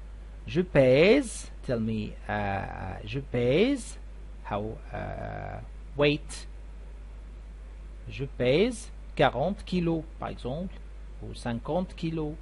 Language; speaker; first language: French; non-native, fluent; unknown